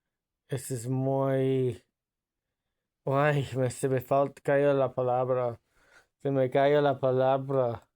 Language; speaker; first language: Spanish; non-native, learner; English